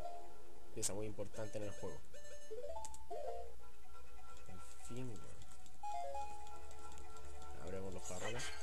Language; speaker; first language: Spanish; native; Spanish